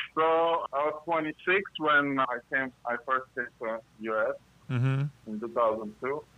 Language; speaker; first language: English; non-native, fluent; Russian